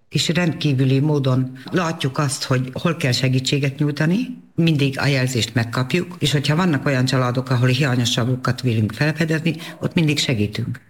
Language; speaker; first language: Hungarian; native; Hungarian